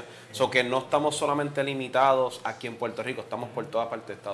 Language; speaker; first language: Spanish; native; Spanish